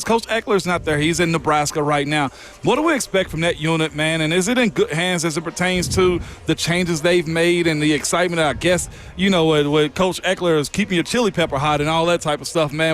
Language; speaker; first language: English; native; English